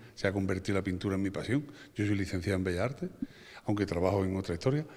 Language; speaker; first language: Spanish; native; Spanish